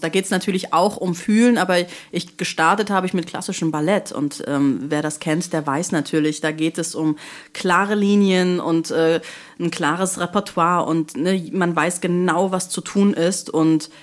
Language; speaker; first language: German; native; German